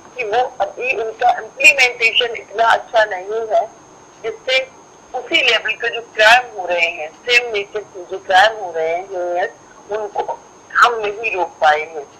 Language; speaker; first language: Hindi; native; Hindi